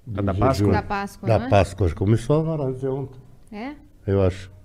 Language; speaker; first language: Portuguese; non-native, fluent; Arabic